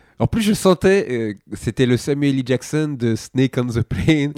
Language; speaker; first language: French; native; French